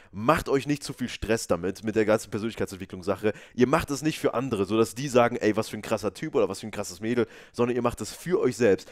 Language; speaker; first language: German; native; German